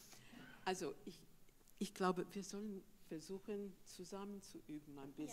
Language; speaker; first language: German; non-native, fluent; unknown